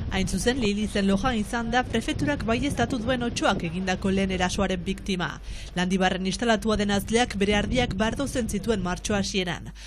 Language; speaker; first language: Basque; native; Basque